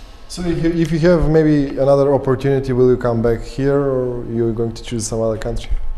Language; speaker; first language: English; non-native, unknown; Macedonian